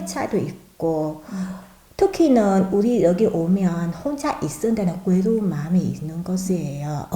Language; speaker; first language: Korean; non-native, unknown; Vietnamese